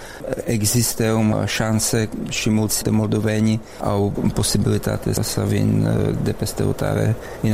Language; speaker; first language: Romanian; non-native, learner; Czech